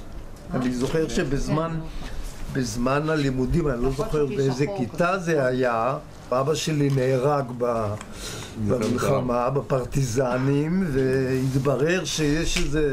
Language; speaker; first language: Hebrew; early bilingual, other home language; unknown